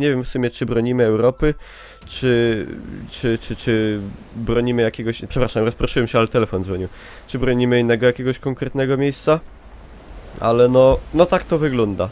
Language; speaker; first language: Polish; native; Polish